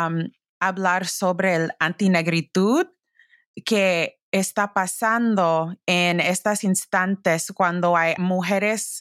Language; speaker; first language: Spanish; early bilingual, heritage; English